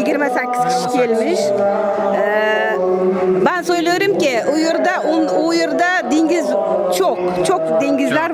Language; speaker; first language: Turkish; non-native, learner; Uzbek